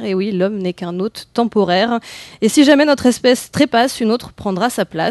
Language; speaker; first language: French; native; French